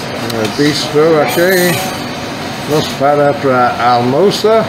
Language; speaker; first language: Portuguese; non-native, learner; English